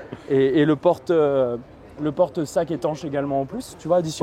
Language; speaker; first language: French; native; French